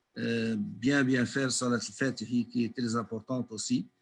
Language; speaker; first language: French; non-native, local second language; Arabic